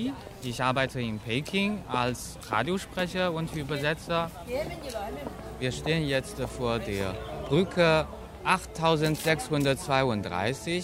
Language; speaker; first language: German; non-native, fluent; Chinese